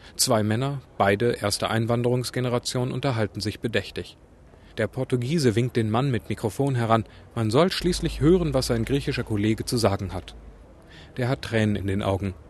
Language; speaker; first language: German; native; German